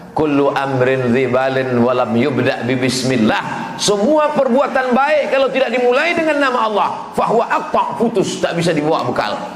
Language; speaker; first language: Indonesian; native; Indonesian